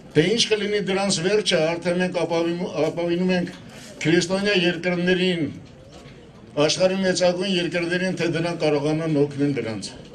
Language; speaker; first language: Armenian; non-native, local second language; Kurdish